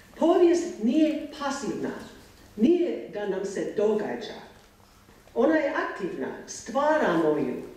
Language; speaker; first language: Croatian; non-native, fluent; English